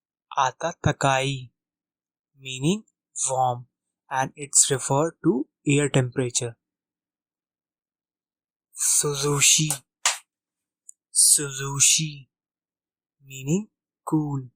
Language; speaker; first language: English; non-native, local second language; Hindi